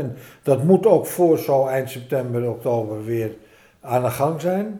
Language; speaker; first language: Dutch; native; Dutch